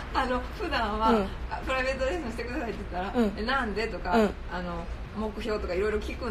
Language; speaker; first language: Japanese; native; Japanese